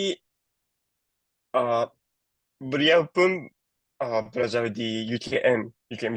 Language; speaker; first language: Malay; non-native, learner; Japanese